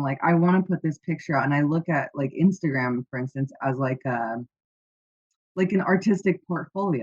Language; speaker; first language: English; native; English